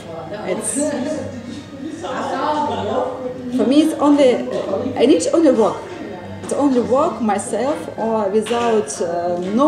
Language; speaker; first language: English; non-native, learner; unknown